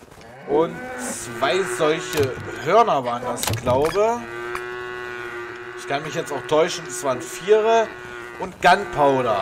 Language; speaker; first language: German; native; German